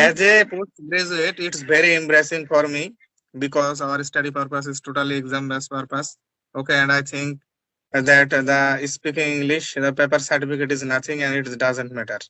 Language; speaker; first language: English; non-native, learner; Bangla